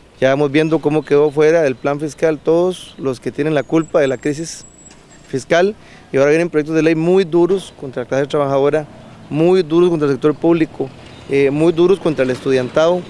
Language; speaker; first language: Spanish; native; Spanish